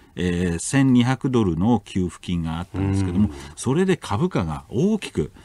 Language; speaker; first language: Japanese; non-native, fluent; English